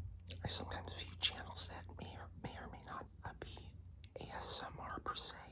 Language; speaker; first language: English; native; English